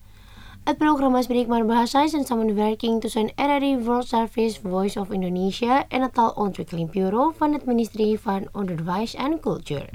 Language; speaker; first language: Dutch; non-native, fluent; Indonesian